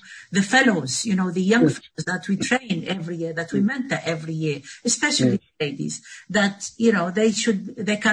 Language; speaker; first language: English; non-native, fluent; Arabic